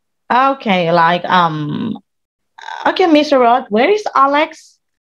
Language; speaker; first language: English; non-native, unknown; Indonesian